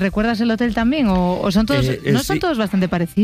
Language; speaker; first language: Spanish; native; Spanish